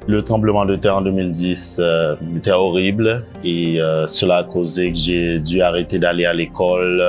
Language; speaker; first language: French; non-native, local second language; Haitian Creole